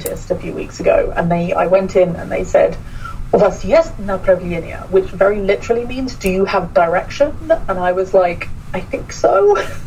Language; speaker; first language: English; native; English